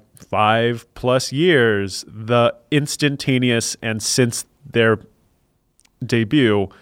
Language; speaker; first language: English; native; English